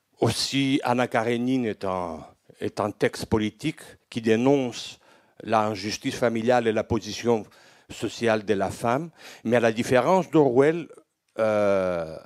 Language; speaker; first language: French; non-native, fluent; Greek